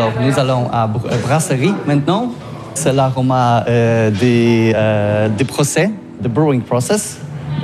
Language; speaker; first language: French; non-native, learner; Polish